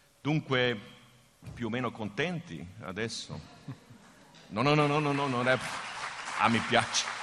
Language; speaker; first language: Italian; non-native, fluent; German